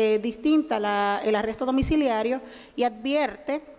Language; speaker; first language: Spanish; native; Spanish